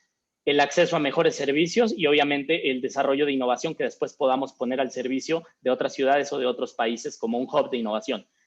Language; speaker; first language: Spanish; native; Spanish